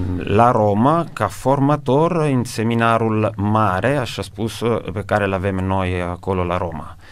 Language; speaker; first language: Romanian; non-native, fluent; Italian